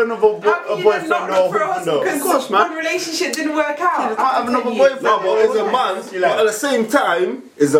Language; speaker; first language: English; native; English